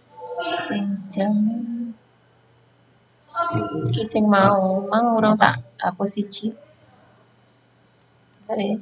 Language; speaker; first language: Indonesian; non-native, local second language; Javanese